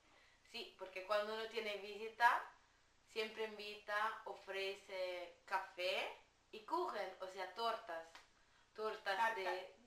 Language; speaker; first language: Spanish; non-native, fluent; Italian